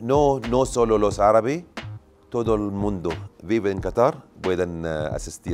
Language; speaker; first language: Spanish; non-native, learner; Arabic